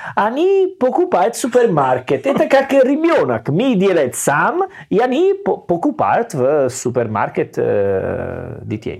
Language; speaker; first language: Russian; non-native, learner; Italian